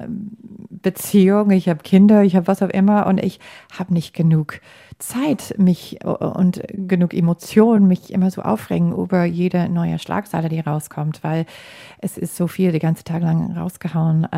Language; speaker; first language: German; non-native, fluent; English